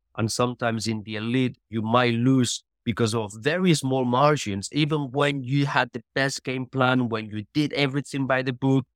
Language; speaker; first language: English; non-native, fluent; Spanish